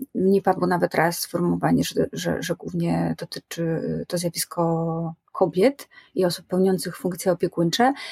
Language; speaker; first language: Polish; native; Polish